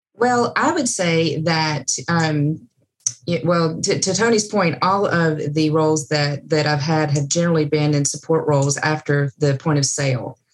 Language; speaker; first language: English; native; English